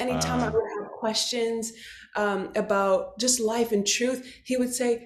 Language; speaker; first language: English; native; English